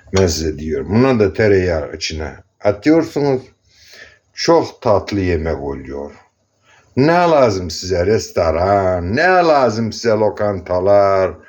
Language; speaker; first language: Turkish; non-native, learner; Azerbaijani